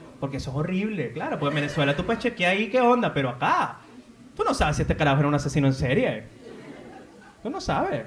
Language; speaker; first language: Spanish; native; Spanish